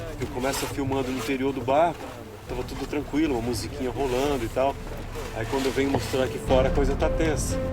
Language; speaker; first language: Portuguese; native; Portuguese